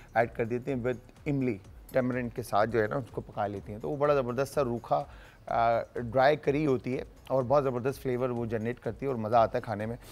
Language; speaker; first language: Urdu; native; Urdu